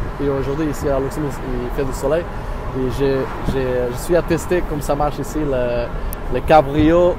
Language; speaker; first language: French; non-native, learner; Portuguese